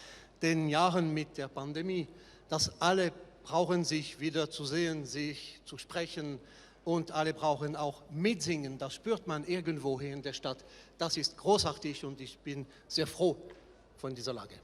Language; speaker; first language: German; non-native, fluent; French